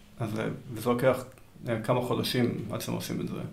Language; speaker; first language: Hebrew; early bilingual, heritage; Hebrew